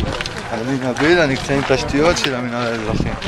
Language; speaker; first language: Hebrew; native; Hebrew